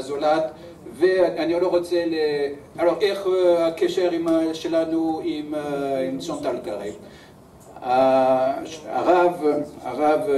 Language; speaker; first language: Hebrew; early bilingual, other home language; French